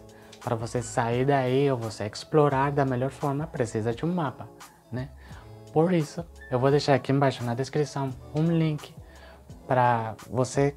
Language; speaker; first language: Portuguese; non-native, fluent; Spanish